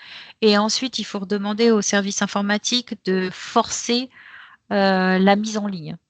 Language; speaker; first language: French; native; French